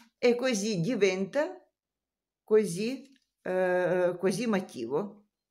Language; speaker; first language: Italian; non-native, learner; Russian